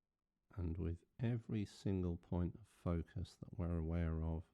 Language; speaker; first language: English; native; English